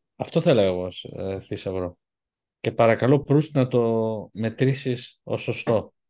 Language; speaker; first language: Greek; early bilingual, heritage; Greek